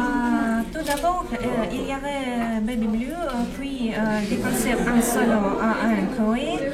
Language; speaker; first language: French; non-native, fluent; Russian